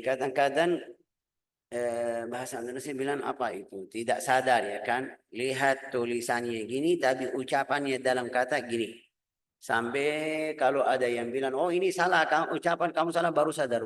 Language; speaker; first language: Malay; non-native, fluent; Arabic